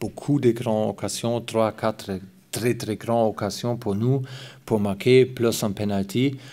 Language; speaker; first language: French; non-native, fluent; German